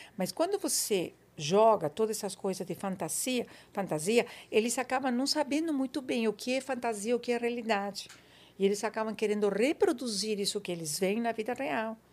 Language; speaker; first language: Portuguese; non-native, fluent; Spanish